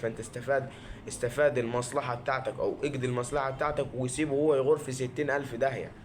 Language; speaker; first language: Arabic; native; Arabic